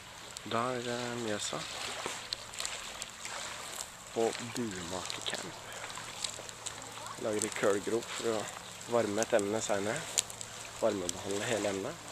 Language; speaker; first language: Norwegian; native; Norwegian